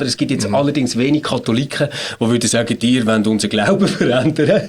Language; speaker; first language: German; native; German